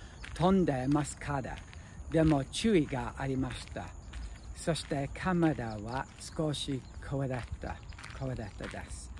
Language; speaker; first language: Japanese; non-native, learner; English